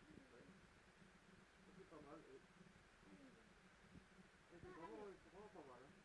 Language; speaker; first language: French; native; French